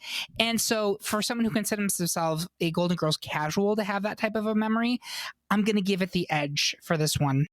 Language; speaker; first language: English; native; English